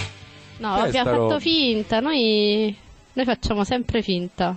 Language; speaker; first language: Italian; native; Italian